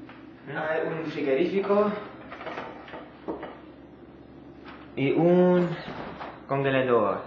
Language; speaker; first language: Spanish; non-native, learner; English